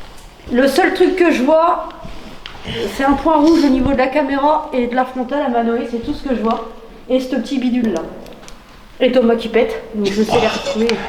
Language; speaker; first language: French; native; French